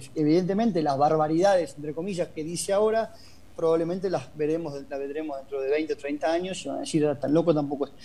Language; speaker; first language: Spanish; native; Spanish